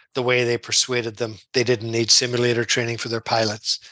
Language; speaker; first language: English; native; English